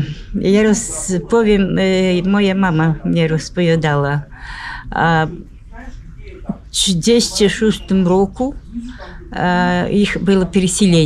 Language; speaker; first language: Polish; early bilingual, heritage; Polish